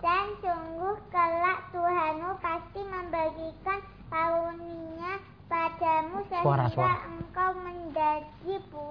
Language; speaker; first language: Indonesian; native; Indonesian